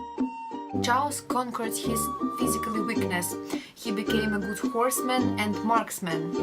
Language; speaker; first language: English; non-native, learner; Russian